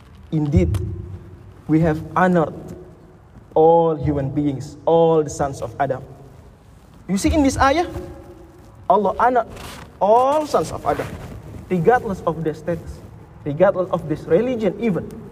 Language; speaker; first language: English; non-native, fluent; Indonesian